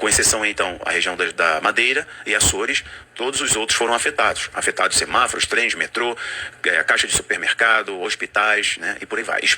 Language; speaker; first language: Portuguese; native; Portuguese